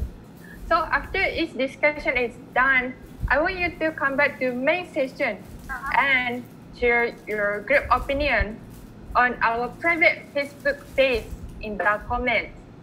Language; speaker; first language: English; non-native, fluent; Japanese